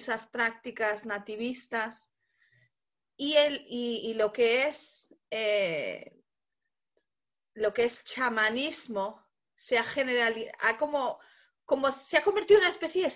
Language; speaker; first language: Spanish; native; Spanish